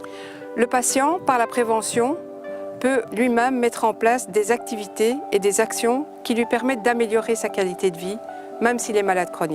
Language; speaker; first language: French; native; French